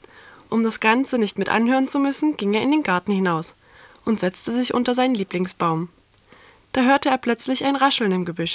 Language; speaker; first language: German; native; German